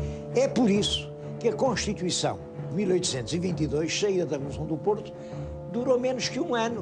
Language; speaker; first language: Portuguese; native; Portuguese